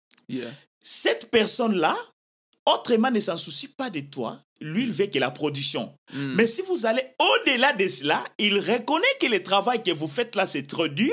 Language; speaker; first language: French; non-native, local second language; Lingala